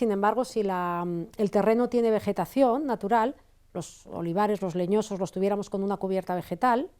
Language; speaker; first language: Spanish; native; Spanish